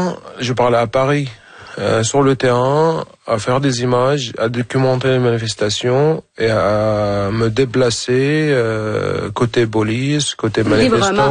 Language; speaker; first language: French; non-native, fluent; Arabic